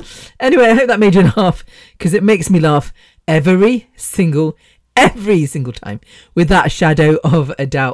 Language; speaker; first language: English; native; English